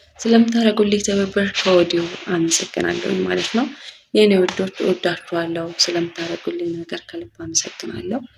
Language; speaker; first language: Amharic; native; Amharic